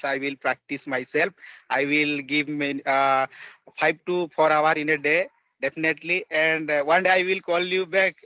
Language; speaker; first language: English; non-native, learner; Odia